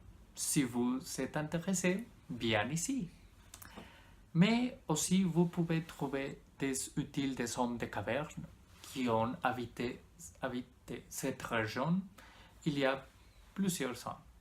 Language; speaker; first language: French; non-native, learner; Spanish